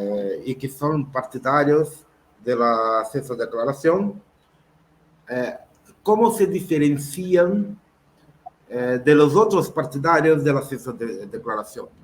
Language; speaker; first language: Spanish; non-native, learner; Portuguese